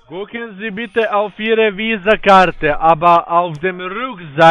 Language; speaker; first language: German; non-native, learner; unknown